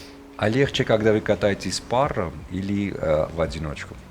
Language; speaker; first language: Russian; non-native, fluent; Armenian